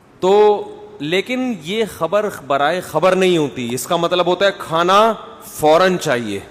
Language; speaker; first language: Urdu; non-native, local second language; Pashto